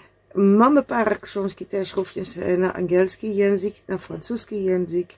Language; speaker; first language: Polish; non-native, learner; Dutch